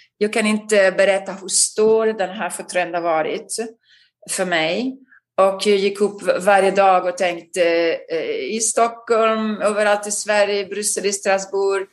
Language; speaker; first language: Swedish; non-native, fluent; Italian